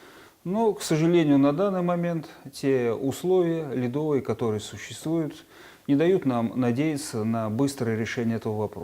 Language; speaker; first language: Russian; native; Russian